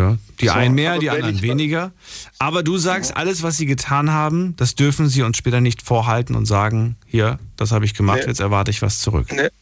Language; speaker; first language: German; native; German